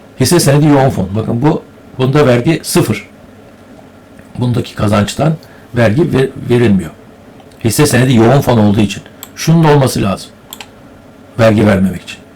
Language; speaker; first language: Turkish; native; Turkish